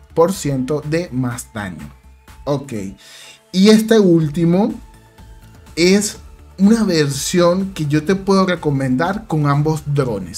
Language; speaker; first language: Spanish; native; Spanish